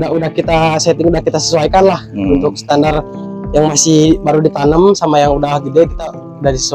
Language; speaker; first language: Indonesian; native; Indonesian